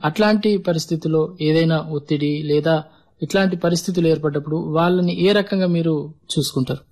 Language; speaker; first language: Telugu; native; Telugu